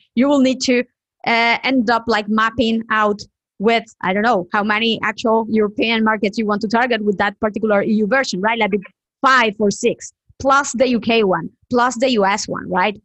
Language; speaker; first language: English; non-native, fluent; Spanish